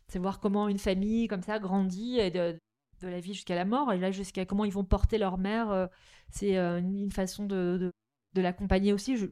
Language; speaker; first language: French; native; French